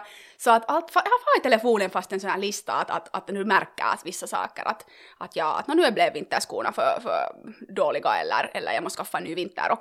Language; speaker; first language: Swedish; native; Swedish